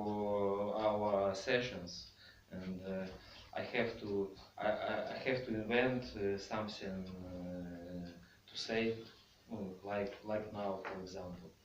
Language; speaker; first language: English; non-native, fluent; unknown